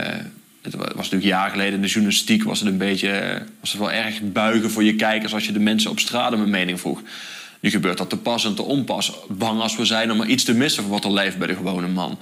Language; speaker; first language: Dutch; native; Dutch